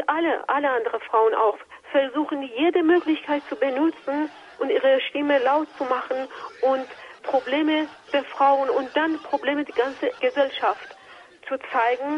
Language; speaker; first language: German; non-native, fluent; Persian